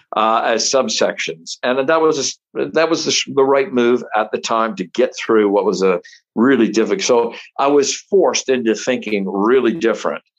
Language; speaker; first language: English; native; English